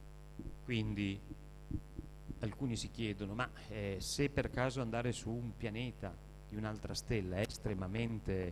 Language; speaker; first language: Italian; native; Italian